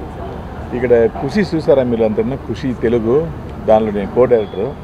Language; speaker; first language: Telugu; non-native, learner; Tamil